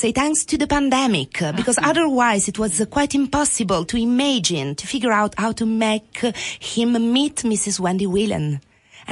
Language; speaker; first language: English; non-native, fluent; Italian